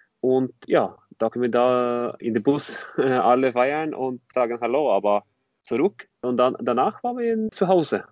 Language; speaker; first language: German; non-native, fluent; Norwegian